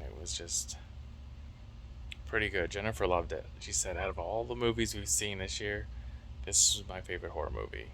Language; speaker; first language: English; native; English